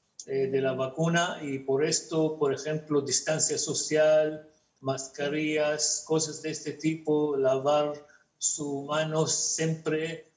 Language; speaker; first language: Spanish; non-native, fluent; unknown